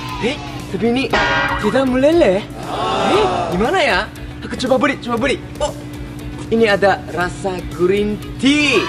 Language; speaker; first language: Indonesian; non-native, fluent; Japanese